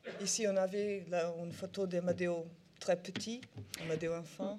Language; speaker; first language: French; non-native, learner; Portuguese